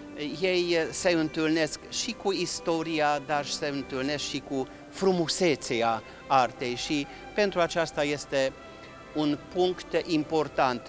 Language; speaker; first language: Romanian; non-native, local second language; Hungarian